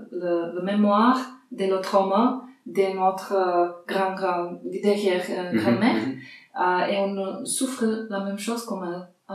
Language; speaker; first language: French; non-native, fluent; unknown